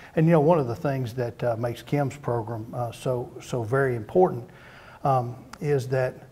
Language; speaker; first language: English; native; English